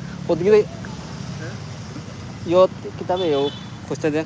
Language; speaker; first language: Bangla; native; Bangla